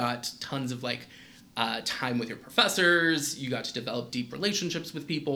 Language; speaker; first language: English; native; English